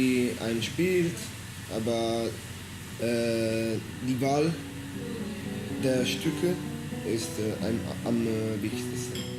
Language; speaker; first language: German; non-native, fluent; Italian